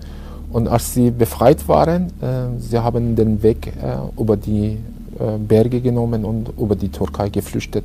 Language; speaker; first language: German; non-native, learner; Persian